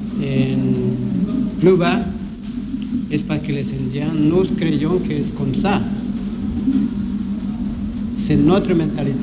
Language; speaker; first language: French; non-native, learner; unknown